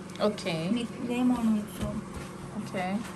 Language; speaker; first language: German; non-native, learner; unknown